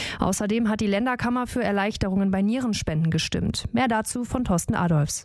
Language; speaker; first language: German; native; German